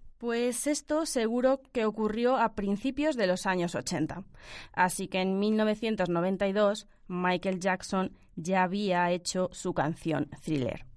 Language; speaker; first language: Spanish; native; Spanish